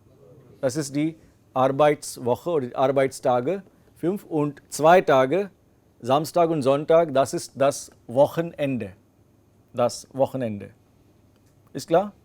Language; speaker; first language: German; non-native, fluent; English